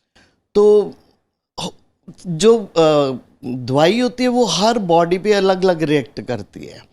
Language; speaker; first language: Hindi; native; Hindi